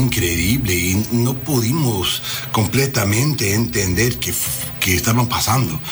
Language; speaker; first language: Spanish; non-native, learner; English